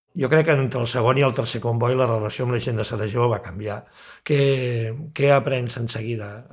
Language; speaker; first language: Catalan; native; Catalan